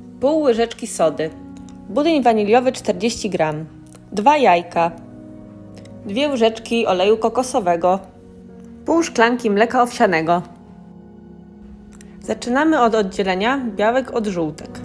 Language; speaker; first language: Polish; native; Polish